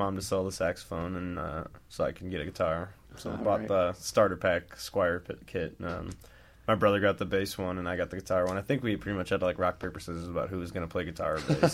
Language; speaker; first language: English; native; English